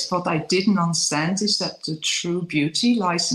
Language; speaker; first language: English; non-native, fluent; Dutch